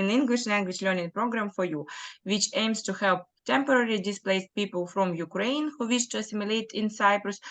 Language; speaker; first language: English; non-native, fluent; Ukrainian